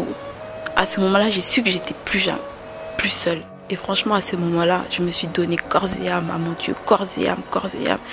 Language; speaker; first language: French; early bilingual, other home language; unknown